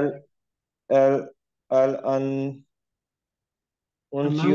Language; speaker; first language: Spanish; non-native, learner; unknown